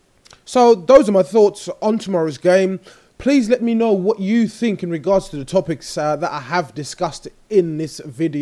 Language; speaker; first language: English; native; English